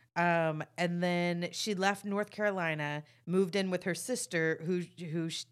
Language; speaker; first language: English; native; English